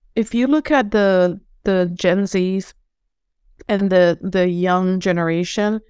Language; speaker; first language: English; non-native, fluent; Spanish